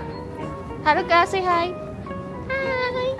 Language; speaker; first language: English; non-native, local second language; Filipino